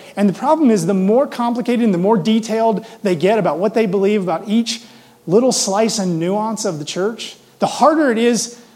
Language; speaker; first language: English; native; English